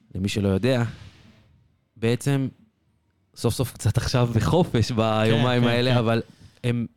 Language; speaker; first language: Hebrew; native; Hebrew